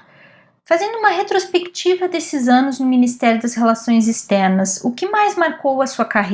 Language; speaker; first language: Portuguese; native; Portuguese